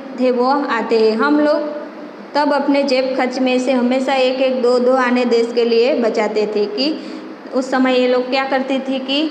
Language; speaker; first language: Hindi; non-native, local second language; Gujarati